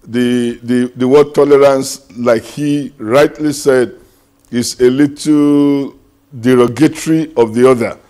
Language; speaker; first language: English; non-native, local second language; Yoruba